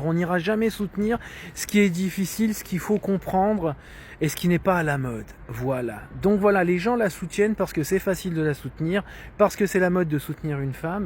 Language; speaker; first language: French; native; French